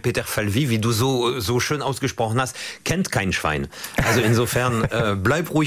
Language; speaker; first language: German; non-native, fluent; French